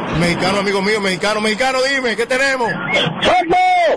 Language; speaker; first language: Spanish; native; Spanish